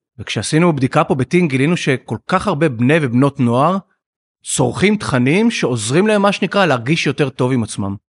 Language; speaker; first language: Hebrew; native; Hebrew